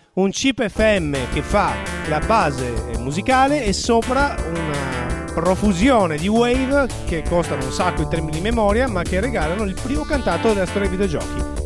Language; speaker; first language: Italian; native; Italian